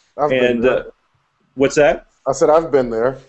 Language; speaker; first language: English; native; English